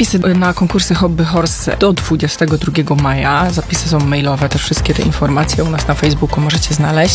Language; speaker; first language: Polish; native; Polish